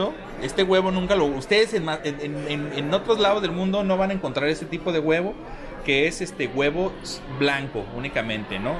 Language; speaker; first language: Spanish; native; Spanish